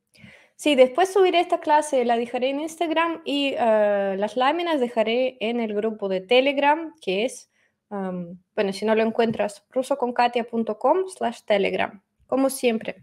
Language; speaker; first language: Spanish; non-native, fluent; Russian